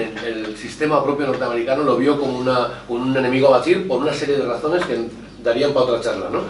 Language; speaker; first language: Spanish; native; Spanish